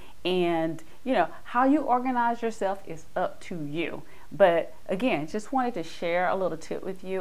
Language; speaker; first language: English; native; English